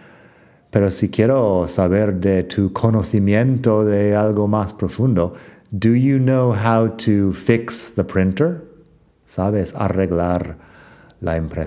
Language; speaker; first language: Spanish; non-native, fluent; English